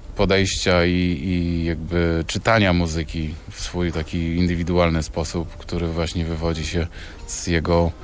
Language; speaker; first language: Polish; native; Polish